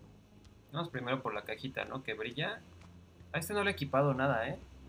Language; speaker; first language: Spanish; native; Spanish